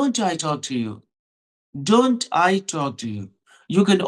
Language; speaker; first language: English; non-native, local second language; Hindi